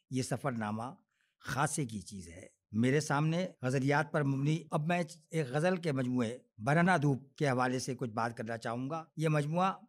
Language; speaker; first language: Urdu; native; Urdu